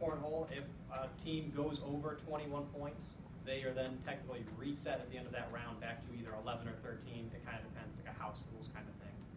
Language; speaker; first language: English; native; English